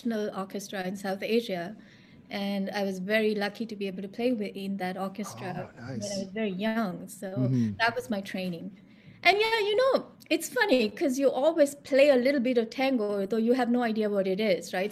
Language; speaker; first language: English; non-native, local second language; Sinhala